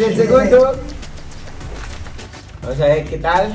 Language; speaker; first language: Spanish; native; Spanish